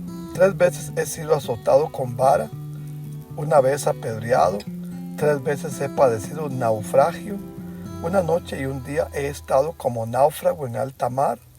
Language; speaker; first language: Spanish; native; Spanish